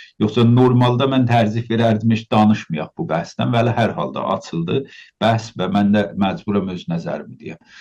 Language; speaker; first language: Azerbaijani; native; Azerbaijani